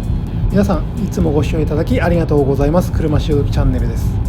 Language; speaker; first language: Japanese; native; Japanese